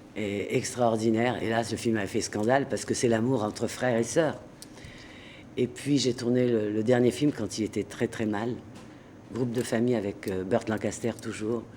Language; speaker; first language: French; native; French